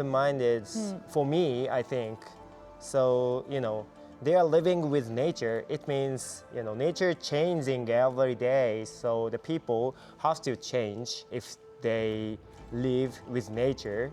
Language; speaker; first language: English; non-native, fluent; Japanese